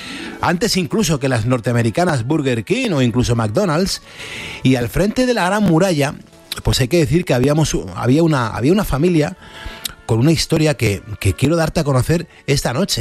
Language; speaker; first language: Spanish; native; Spanish